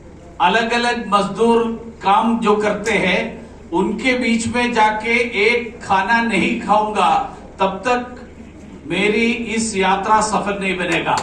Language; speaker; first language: Hindi; non-native, local second language; Malayalam